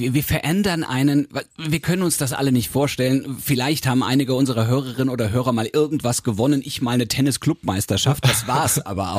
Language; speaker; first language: German; native; German